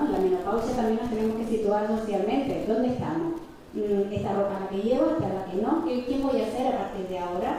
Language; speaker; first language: Spanish; native; Spanish